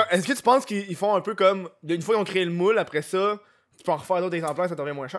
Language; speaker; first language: French; native; French